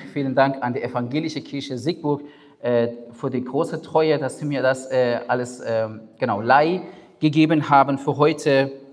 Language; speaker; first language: German; non-native, fluent; Persian